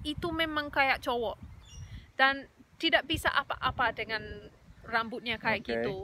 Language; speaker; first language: Indonesian; non-native, fluent; English